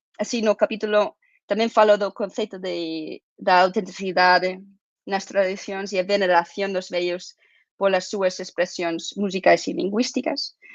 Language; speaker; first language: Galician; non-native, fluent; English